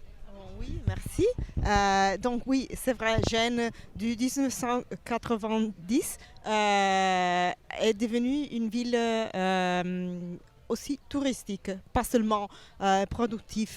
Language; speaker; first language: French; non-native, learner; Italian